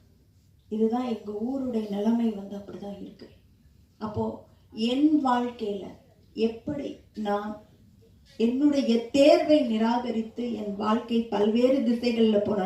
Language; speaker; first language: Tamil; native; Tamil